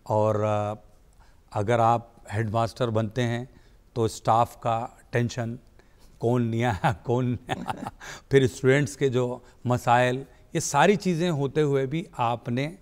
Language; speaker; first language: Urdu; native; Urdu